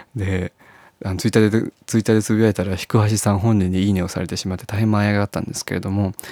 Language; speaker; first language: Japanese; native; Japanese